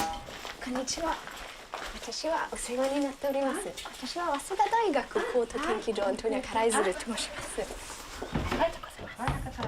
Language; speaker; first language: Japanese; non-native, fluent; German